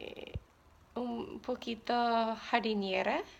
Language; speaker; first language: Spanish; non-native, learner; English